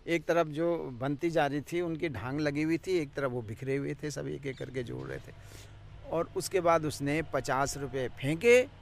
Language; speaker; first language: Hindi; non-native, local second language; Garhwali